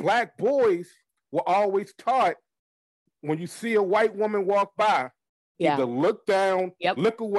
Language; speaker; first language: English; native; English